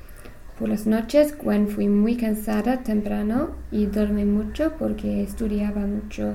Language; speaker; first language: Spanish; non-native, learner; English